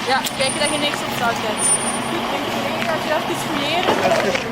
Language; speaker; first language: Dutch; native; Dutch